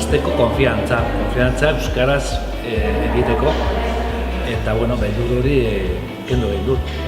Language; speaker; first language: Basque; non-native, local second language; Spanish